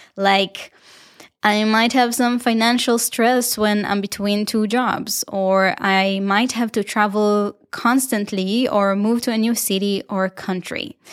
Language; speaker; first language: English; non-native, fluent; Hebrew